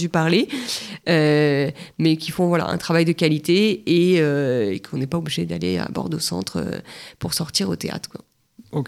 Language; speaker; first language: French; native; French